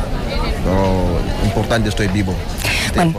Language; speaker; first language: Spanish; non-native, learner; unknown